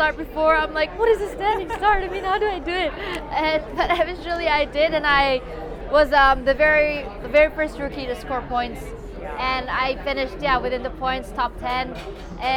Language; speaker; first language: English; non-native, local second language; Filipino